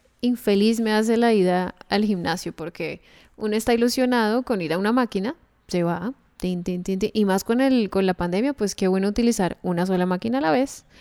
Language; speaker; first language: Spanish; native; Spanish